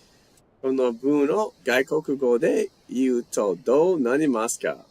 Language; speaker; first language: Japanese; non-native, fluent; English